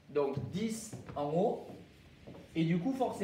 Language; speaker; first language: French; native; French